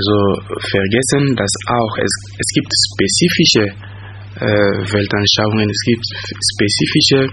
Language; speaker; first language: German; non-native, fluent; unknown